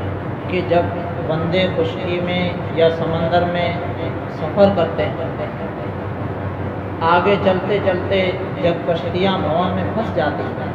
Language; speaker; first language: Urdu; native; Urdu